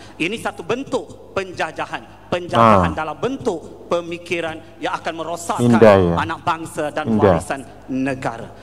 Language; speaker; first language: Malay; non-native, local second language; Tamil